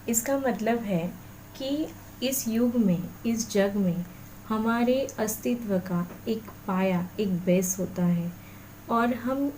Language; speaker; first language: Hindi; non-native, local second language; Marathi